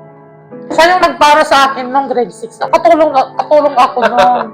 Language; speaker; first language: Filipino; non-native, local second language; Iloko